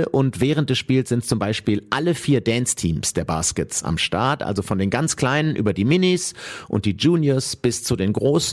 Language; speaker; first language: German; native; German